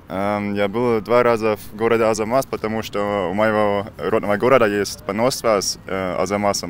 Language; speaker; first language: Russian; non-native, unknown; German